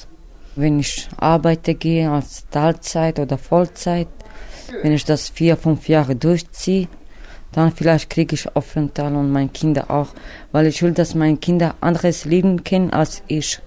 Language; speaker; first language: German; non-native, learner; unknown